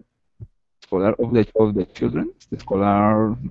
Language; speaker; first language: English; non-native, learner; Spanish